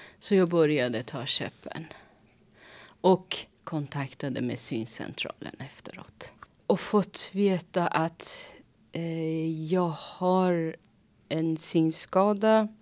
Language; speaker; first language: Swedish; non-native, fluent; Persian